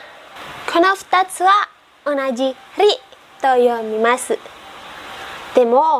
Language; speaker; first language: Japanese; non-native, learner; Indonesian